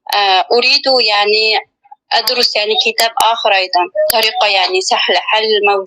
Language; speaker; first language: Arabic; non-native, learner; Uzbek